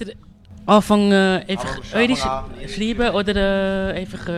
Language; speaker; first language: German; non-native, learner; French